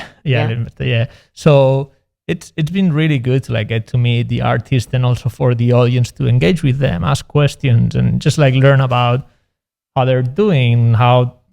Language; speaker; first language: English; non-native, fluent; Spanish